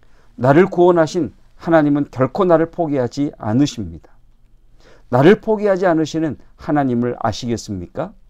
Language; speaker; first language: Korean; native; Korean